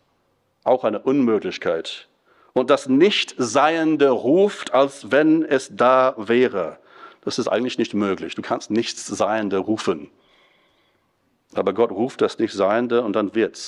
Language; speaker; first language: German; non-native, fluent; English